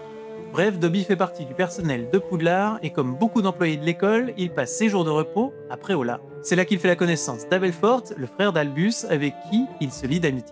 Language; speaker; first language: French; native; French